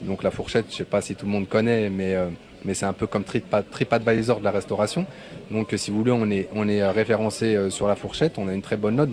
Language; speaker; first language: French; native; French